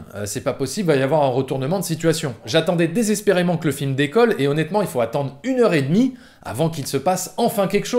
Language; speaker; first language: French; native; French